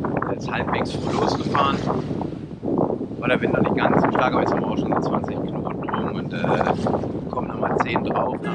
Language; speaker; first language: German; native; German